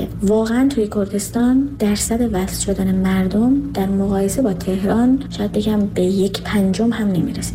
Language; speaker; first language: Persian; non-native, local second language; Kurdish